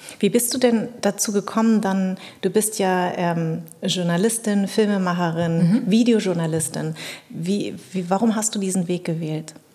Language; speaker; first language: German; early bilingual, other home language; Vietnamese